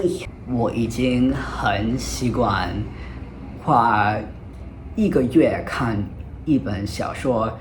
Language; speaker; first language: Chinese; non-native, fluent; English